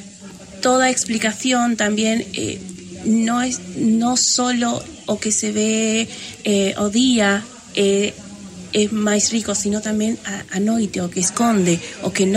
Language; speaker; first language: Galician; non-native, learner; Spanish